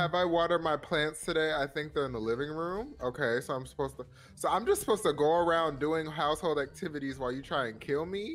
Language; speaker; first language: English; native; English